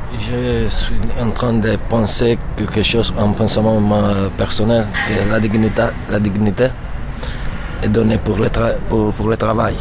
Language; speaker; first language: French; non-native, learner; Italian